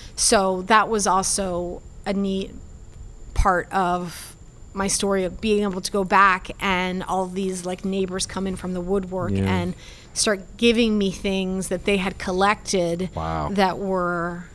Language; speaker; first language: English; early bilingual, other home language; Spanish